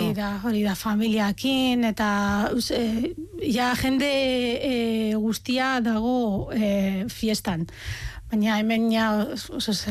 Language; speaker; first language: Basque; non-native, fluent; Arabic